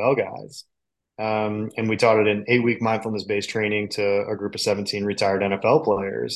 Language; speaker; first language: English; native; English